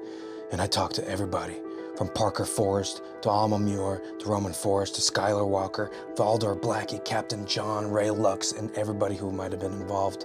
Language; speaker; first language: English; native; English